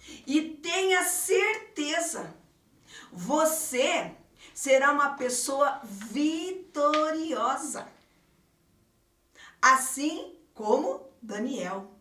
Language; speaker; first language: Portuguese; native; Portuguese